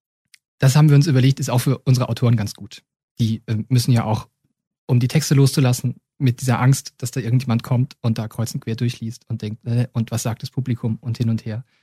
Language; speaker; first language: German; native; German